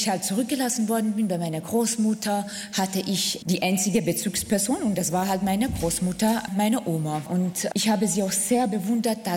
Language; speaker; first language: German; non-native, fluent; Arabic